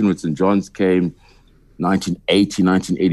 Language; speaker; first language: English; non-native, local second language; Zulu